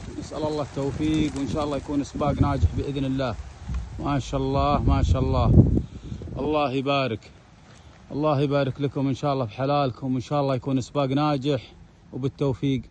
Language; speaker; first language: Arabic; native; Arabic